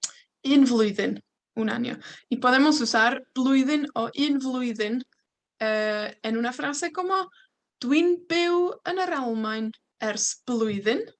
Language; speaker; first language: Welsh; non-native, fluent; Spanish